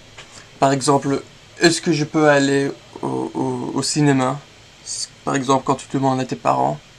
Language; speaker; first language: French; non-native, fluent; English